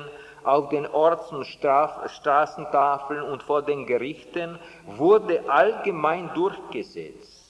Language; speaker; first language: German; non-native, fluent; Czech